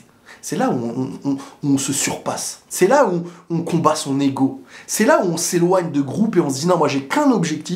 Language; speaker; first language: French; native; French